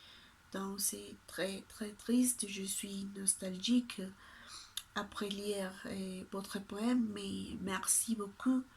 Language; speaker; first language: French; non-native, learner; Spanish